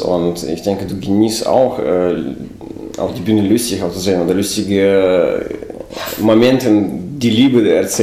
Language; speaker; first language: German; non-native, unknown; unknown